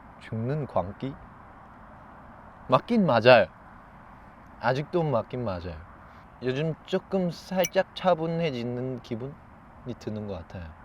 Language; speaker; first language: Korean; non-native, fluent; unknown